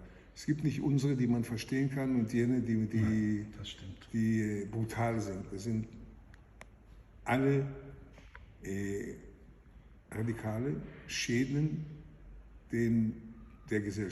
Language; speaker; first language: German; non-native, fluent; Hebrew